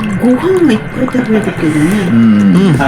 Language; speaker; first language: Japanese; native; Japanese